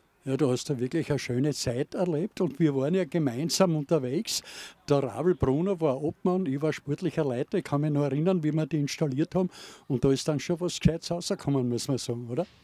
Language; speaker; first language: German; native; German